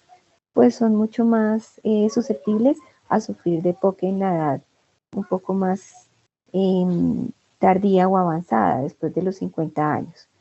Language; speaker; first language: Spanish; native; Spanish